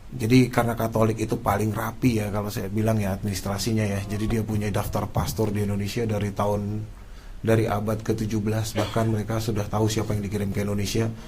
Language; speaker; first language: Indonesian; native; Indonesian